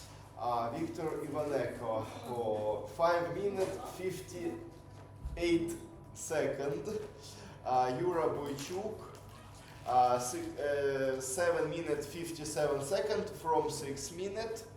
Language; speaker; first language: English; non-native, learner; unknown